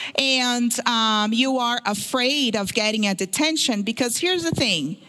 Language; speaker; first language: English; early bilingual, other home language; Portuguese